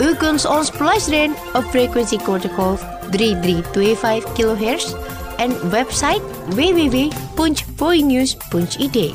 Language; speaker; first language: Dutch; non-native, fluent; Indonesian